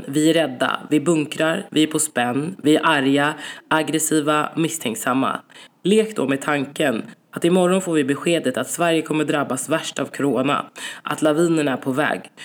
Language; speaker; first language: Swedish; native; Swedish